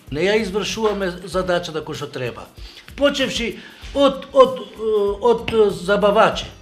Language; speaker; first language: Macedonian; non-native, local second language; Albanian